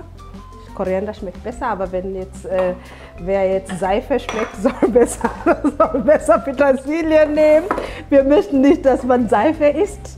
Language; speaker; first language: German; non-native, fluent; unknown